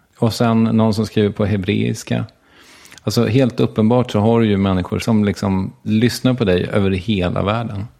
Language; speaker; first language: Swedish; native; Swedish